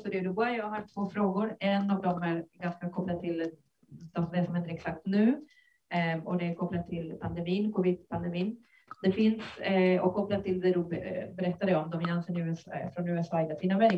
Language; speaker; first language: Swedish; non-native, fluent; Spanish